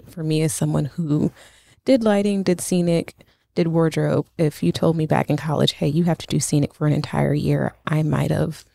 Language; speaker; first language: English; native; English